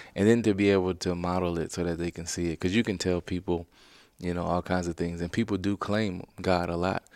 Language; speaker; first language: English; native; English